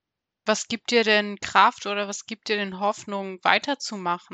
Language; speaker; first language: German; native; German